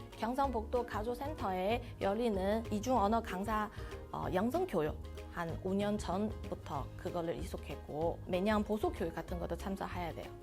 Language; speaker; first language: Korean; non-native, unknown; Chinese